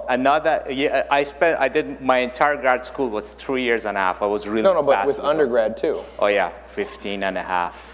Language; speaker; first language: English; non-native, fluent; German